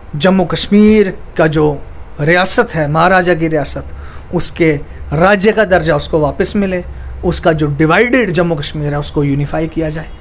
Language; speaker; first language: Hindi; native; Hindi